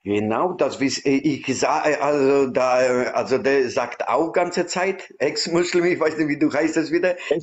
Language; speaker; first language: German; non-native, learner; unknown